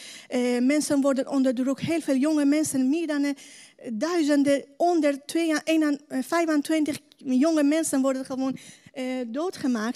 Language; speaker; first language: Dutch; non-native, learner; Persian